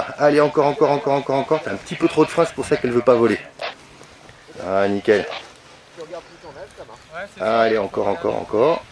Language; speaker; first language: French; native; French